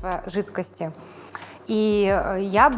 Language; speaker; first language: Russian; native; Russian